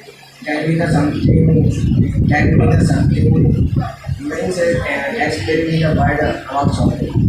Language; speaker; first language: English; non-native, learner; Hindi